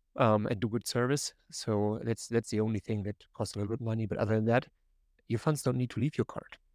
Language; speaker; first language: English; non-native, fluent; German